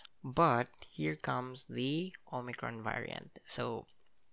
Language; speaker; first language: English; non-native, local second language; Cebuano